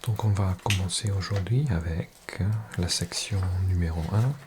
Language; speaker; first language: French; non-native, learner; English